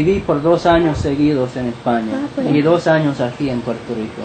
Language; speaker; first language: Spanish; non-native, fluent; English